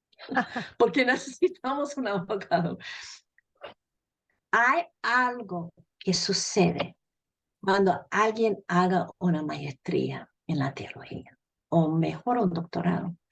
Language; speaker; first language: Spanish; non-native, fluent; English